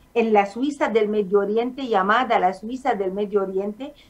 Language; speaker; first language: Spanish; non-native, fluent; Arabic